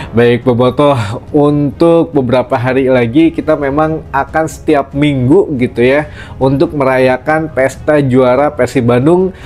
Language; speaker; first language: Indonesian; native; Indonesian